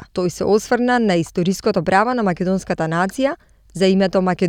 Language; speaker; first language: Macedonian; native; Macedonian